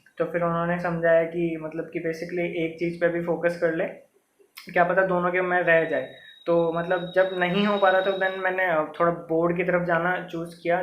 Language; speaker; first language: Hindi; native; Hindi